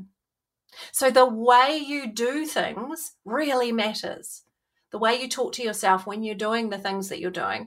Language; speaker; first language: English; native; English